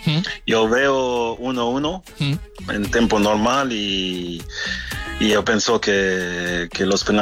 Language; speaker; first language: Spanish; non-native, fluent; French